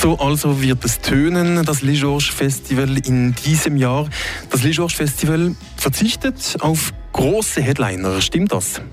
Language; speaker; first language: German; native; German